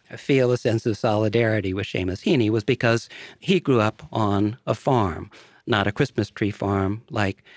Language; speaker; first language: English; native; English